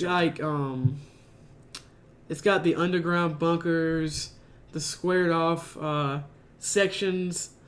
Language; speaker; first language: English; native; English